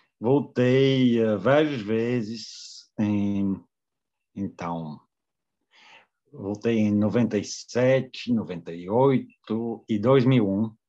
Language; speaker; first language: Portuguese; non-native, fluent; French